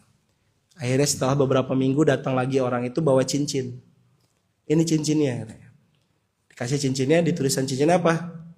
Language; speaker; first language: Indonesian; native; Indonesian